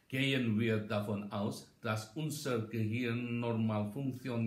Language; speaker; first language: German; non-native, learner; Indonesian